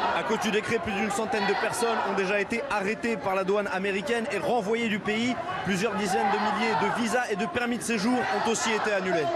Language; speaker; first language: French; native; French